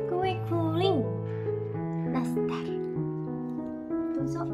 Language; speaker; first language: Indonesian; non-native, learner; Japanese